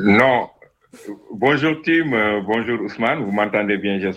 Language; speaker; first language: French; non-native, local second language; Wolof